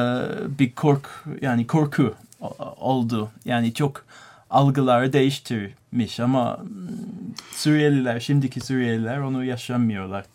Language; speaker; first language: Turkish; non-native, learner; English